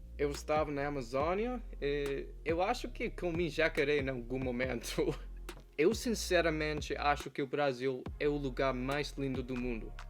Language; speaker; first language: Portuguese; non-native, fluent; English